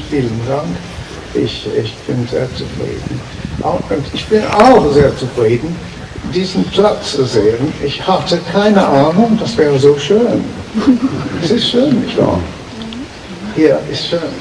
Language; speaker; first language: German; early bilingual, heritage; German